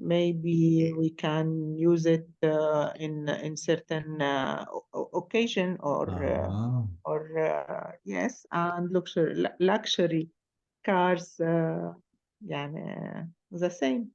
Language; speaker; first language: English; non-native, learner; Arabic